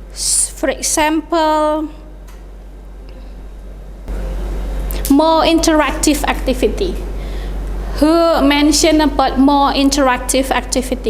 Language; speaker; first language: English; non-native, fluent; Indonesian